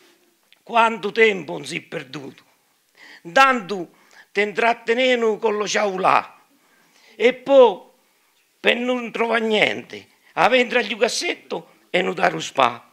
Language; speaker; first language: Italian; native; Italian